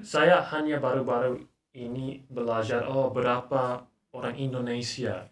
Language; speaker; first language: Indonesian; non-native, learner; English